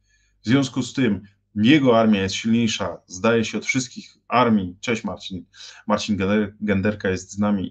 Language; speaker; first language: Polish; native; Polish